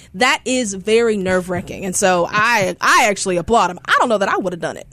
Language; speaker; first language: English; native; English